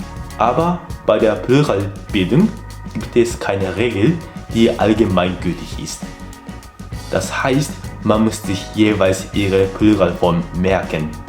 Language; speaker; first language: German; non-native, fluent; Japanese